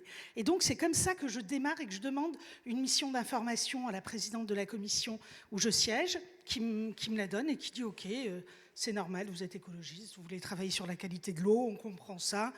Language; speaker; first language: French; native; French